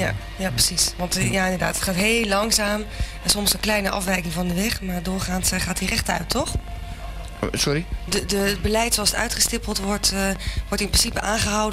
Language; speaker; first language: Dutch; native; Dutch